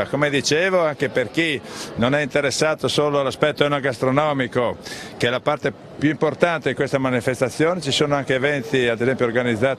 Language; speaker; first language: Italian; native; Italian